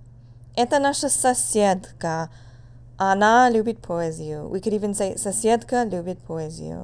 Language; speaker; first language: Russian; non-native, fluent; English